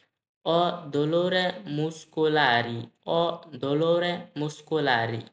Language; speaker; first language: Italian; non-native, learner; Bangla